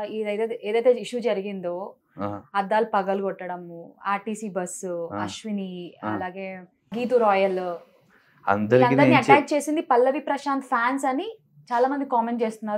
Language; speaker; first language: Telugu; native; Telugu